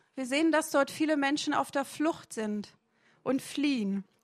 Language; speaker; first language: German; native; German